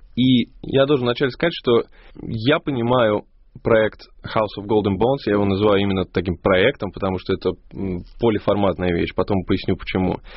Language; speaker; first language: Russian; native; Russian